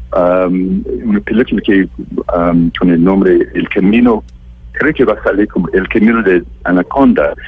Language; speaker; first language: Spanish; non-native, fluent; English